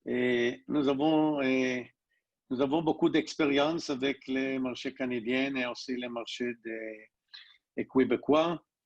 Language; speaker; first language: French; non-native, learner; Hebrew